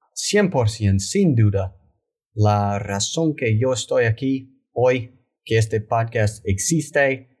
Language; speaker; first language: Spanish; non-native, fluent; English